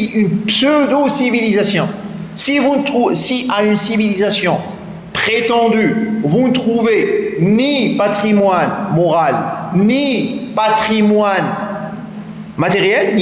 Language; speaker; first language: French; non-native, local second language; Arabic